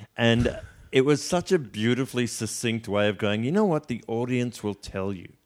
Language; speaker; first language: English; native; English